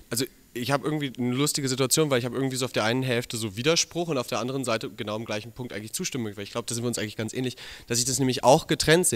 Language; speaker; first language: German; native; German